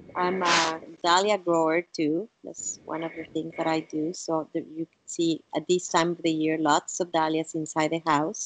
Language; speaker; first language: English; non-native, fluent; Spanish